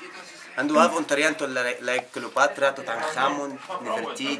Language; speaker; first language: English; non-native, learner; Arabic